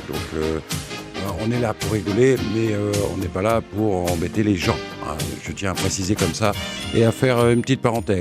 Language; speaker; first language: French; native; French